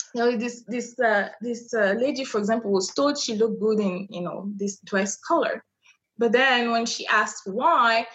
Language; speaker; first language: English; non-native, fluent; French